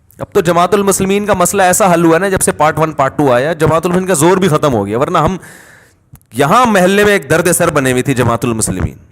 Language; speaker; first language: Urdu; native; Urdu